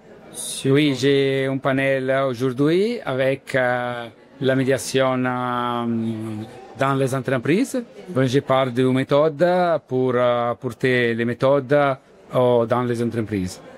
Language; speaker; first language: French; non-native, learner; Italian